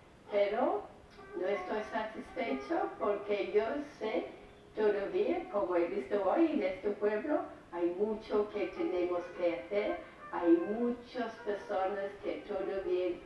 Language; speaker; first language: Spanish; non-native, fluent; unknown